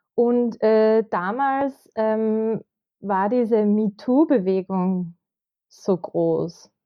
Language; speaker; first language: German; native; German